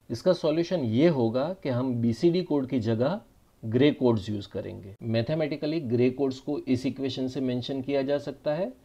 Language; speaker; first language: Hindi; non-native, local second language; Gujarati